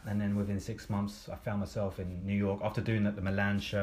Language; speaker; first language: English; native; English